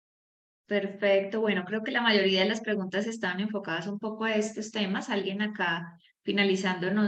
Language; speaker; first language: Spanish; native; Spanish